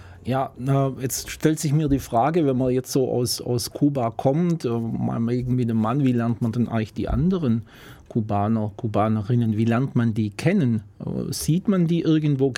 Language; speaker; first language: German; native; German